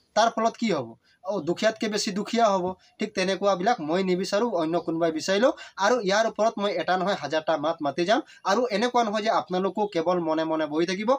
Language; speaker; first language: Assamese; non-native, local second language; Sadri